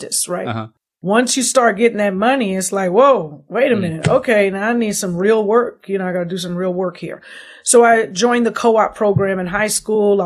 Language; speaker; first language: English; native; English